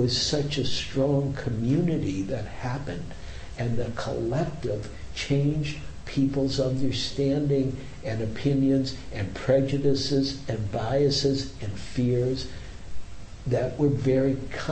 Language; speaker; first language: English; native; English